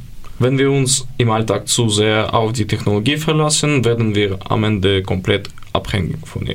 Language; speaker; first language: German; non-native, learner; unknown